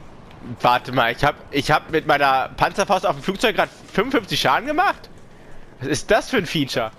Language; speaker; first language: German; native; German